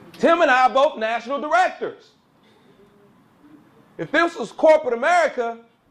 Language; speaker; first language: English; native; English